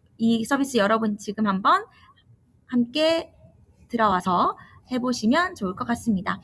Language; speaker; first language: Korean; native; Korean